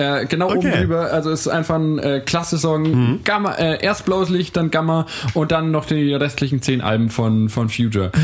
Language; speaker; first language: German; native; German